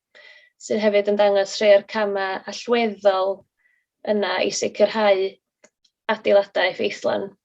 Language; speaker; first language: Welsh; native; Welsh